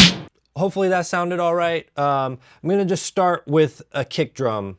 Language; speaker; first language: English; native; English